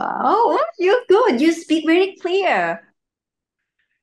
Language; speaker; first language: English; non-native, learner; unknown